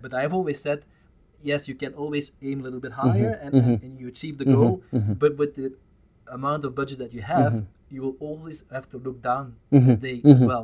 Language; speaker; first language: English; non-native, fluent; Dutch